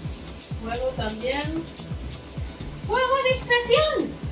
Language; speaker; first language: Spanish; native; Spanish